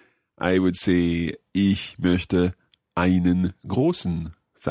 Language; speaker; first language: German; non-native, learner; English